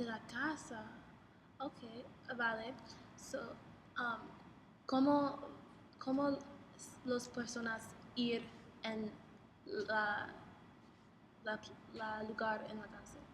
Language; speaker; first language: Spanish; non-native, learner; English